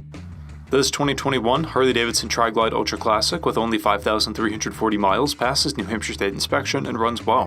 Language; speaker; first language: English; native; English